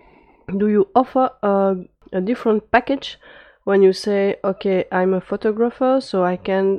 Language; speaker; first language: English; non-native, fluent; French